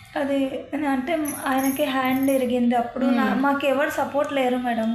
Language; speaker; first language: Telugu; non-native, local second language; Hindi